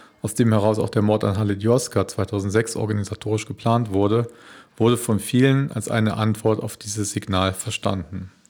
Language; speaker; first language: German; native; German